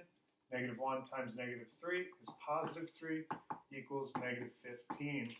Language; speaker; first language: English; native; English